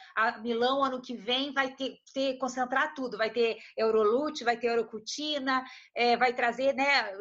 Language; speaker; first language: Portuguese; native; Portuguese